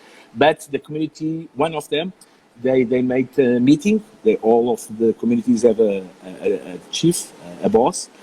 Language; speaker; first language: English; non-native, learner; Portuguese